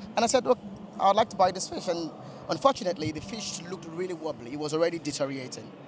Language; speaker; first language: English; non-native, local second language; Yoruba